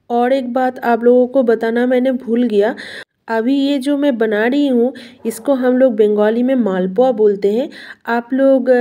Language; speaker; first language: Hindi; non-native, local second language; Bangla